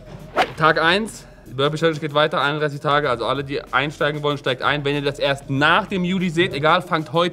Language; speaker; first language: German; native; German